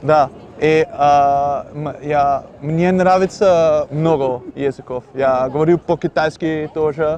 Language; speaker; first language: Russian; non-native, learner; Dutch